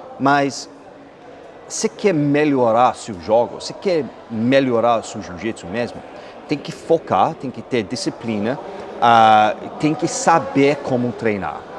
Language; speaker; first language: Portuguese; non-native, fluent; English